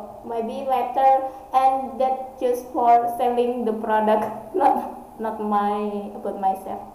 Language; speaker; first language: English; non-native, learner; Indonesian